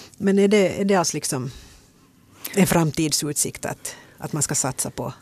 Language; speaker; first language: Swedish; native; Swedish